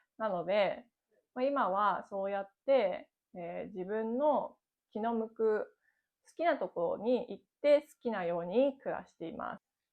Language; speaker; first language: Japanese; native; Japanese